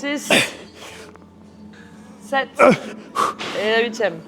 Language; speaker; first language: French; native; French